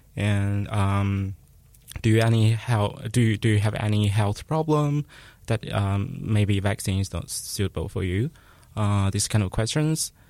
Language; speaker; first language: English; non-native, fluent; Chinese